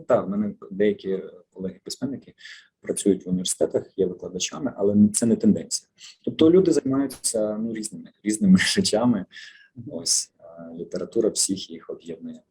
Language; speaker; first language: Ukrainian; native; Ukrainian